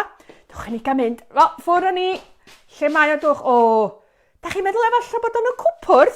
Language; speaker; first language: Welsh; native; Welsh